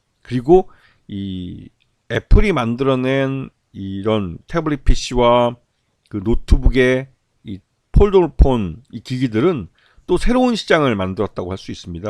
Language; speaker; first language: Korean; native; Korean